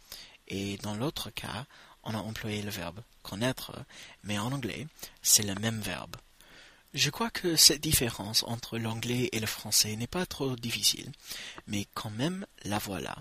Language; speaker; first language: French; non-native, fluent; English